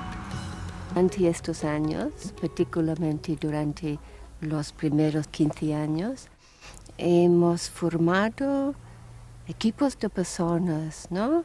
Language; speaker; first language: Spanish; non-native, fluent; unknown